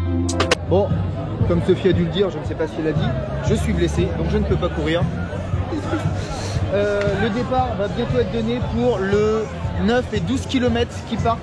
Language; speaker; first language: French; native; French